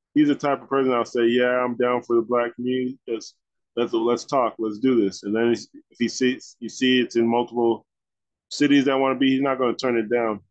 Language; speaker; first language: English; native; English